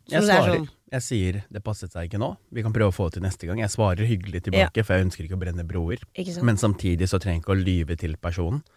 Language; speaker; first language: Norwegian; early bilingual, other home language; Tamil